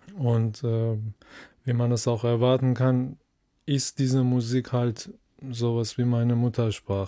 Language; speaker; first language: German; non-native, fluent; Persian